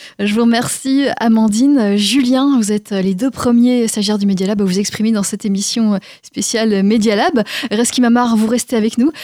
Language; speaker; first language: French; native; French